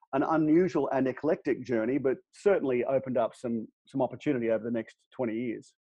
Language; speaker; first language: English; native; English